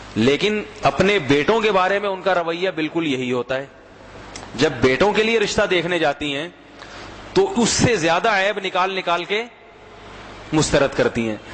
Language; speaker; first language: Urdu; native; Urdu